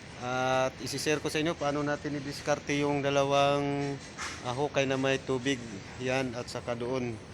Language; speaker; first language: Filipino; non-native, local second language; Cebuano